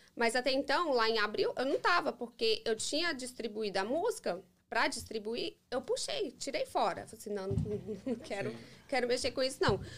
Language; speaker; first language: Portuguese; early bilingual, heritage; English